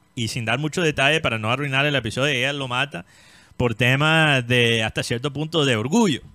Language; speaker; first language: Spanish; native; Spanish